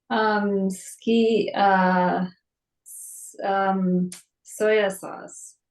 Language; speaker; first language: Japanese; non-native, learner; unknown